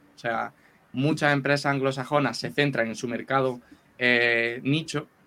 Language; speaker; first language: Spanish; native; Spanish